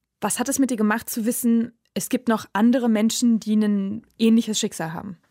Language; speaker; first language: German; native; German